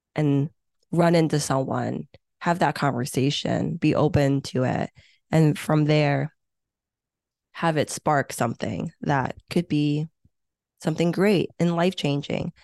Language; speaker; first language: English; early bilingual, other home language; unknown